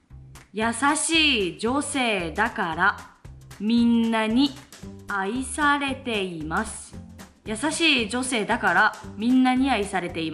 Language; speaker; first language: Japanese; non-native, fluent; French